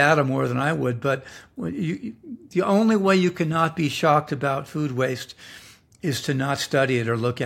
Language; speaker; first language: English; native; English